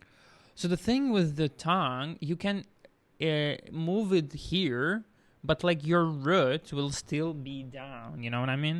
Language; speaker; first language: English; non-native, fluent; Russian